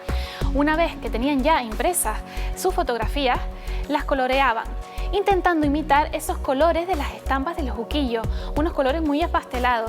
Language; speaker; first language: Spanish; native; Spanish